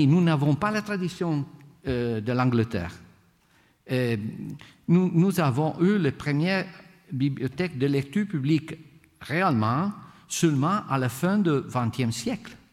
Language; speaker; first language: French; non-native, fluent; Italian